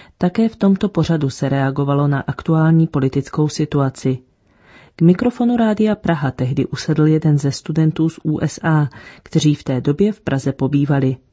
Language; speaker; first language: Czech; native; Czech